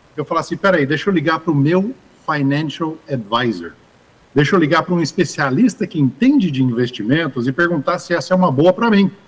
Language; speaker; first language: Portuguese; early bilingual, other home language; English